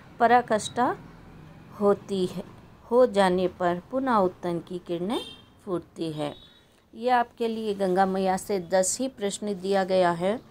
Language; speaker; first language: Hindi; non-native, local second language; Kannada